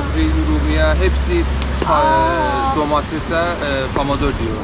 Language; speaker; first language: Turkish; non-native, local second language; Azerbaijani